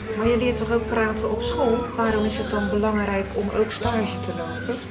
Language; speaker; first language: Dutch; native; Dutch